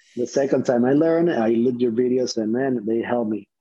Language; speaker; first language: English; non-native, fluent; Spanish